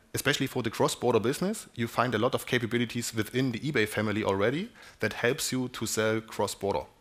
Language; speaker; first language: English; non-native, fluent; German